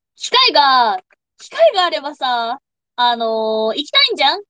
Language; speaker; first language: Japanese; non-native, fluent; English